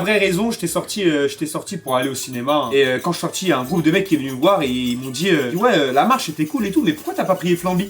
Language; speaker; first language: French; native; French